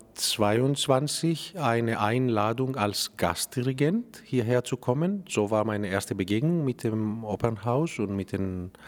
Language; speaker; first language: German; non-native, fluent; Greek